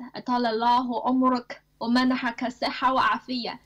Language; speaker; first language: Arabic; non-native, learner; Chinese